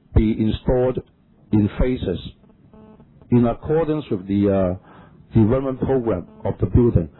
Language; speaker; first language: English; non-native, local second language; Cantonese